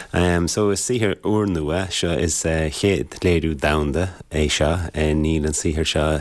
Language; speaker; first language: Irish; native; Irish